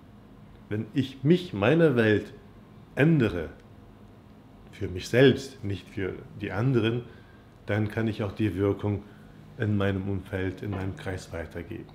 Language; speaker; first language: German; non-native, fluent; Turkish